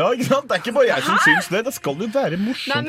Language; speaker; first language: Norwegian; native; Norwegian